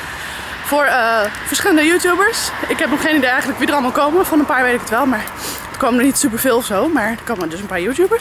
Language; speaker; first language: Dutch; native; Dutch